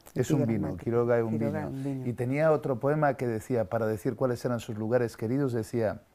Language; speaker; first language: Spanish; native; Spanish